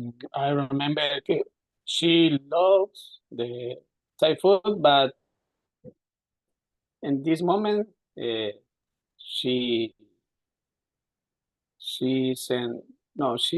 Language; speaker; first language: English; non-native, learner; Spanish